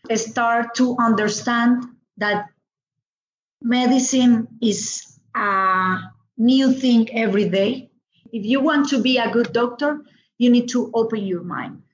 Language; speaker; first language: English; non-native, learner; Spanish